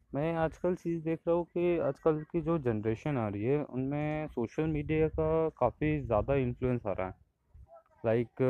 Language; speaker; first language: Hindi; native; Hindi